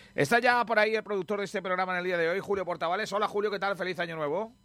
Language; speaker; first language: Spanish; native; Spanish